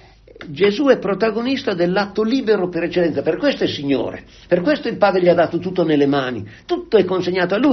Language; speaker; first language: Italian; native; Italian